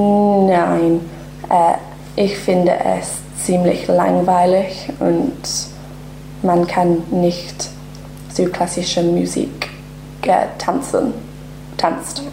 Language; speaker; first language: German; non-native, learner; English